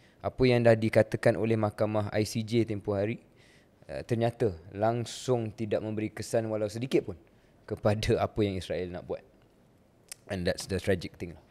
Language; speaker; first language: Malay; native; Malay